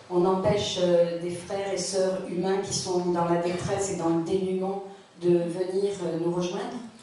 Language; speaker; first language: French; native; French